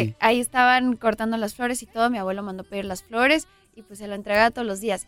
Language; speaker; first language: Spanish; native; Spanish